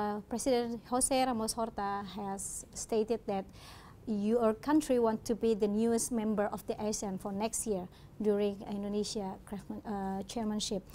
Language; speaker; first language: English; non-native, fluent; Indonesian